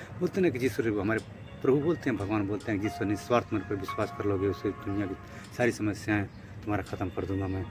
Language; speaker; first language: Hindi; native; Hindi